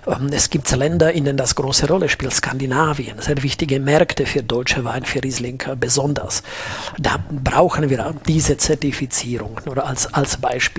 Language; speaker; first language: German; non-native, fluent; Slovak